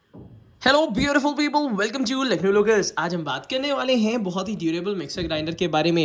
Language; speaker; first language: Hindi; native; Hindi